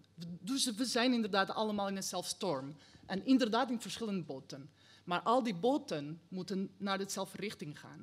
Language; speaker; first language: Dutch; non-native, fluent; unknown